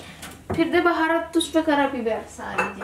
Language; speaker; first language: Turkish; non-native, learner; Indonesian